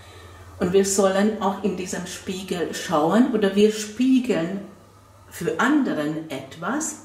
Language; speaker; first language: German; non-native, fluent; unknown